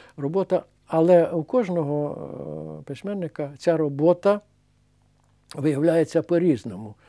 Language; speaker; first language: Ukrainian; native; Ukrainian